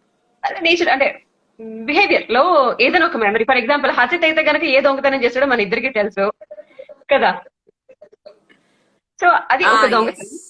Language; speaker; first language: Telugu; native; Telugu